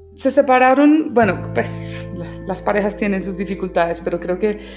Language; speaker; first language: Spanish; early bilingual, other home language; English